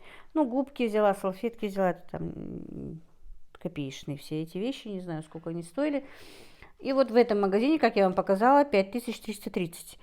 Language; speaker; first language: Russian; non-native, local second language; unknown